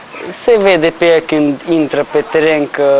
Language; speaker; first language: Romanian; non-native, local second language; Hungarian